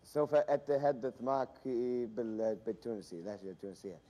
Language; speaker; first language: Arabic; non-native, fluent; English